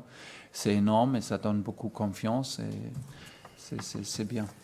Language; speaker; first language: French; non-native, fluent; German